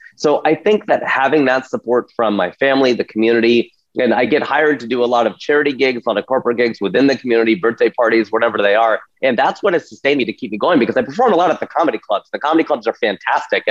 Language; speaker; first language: English; native; English